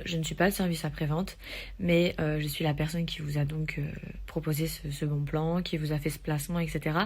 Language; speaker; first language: French; native; French